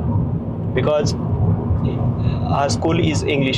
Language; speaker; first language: English; non-native, local second language; Hindi